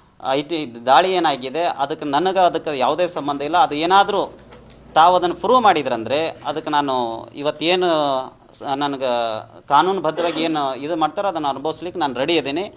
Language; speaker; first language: Kannada; non-native, local second language; Lambadi